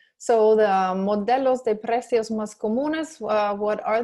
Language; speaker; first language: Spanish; non-native, learner; English